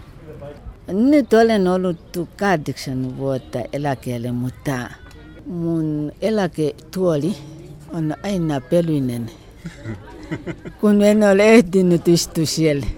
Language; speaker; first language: Finnish; non-native, fluent; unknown